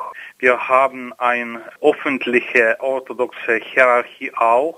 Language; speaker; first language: German; non-native, learner; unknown